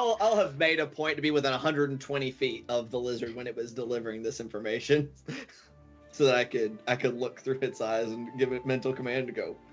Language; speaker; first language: English; native; English